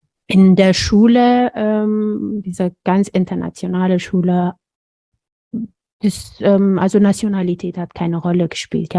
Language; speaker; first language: German; non-native, fluent; Amharic